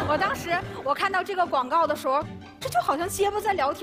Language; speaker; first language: Chinese; native; Chinese